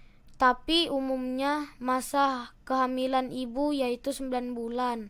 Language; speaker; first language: Indonesian; native; Indonesian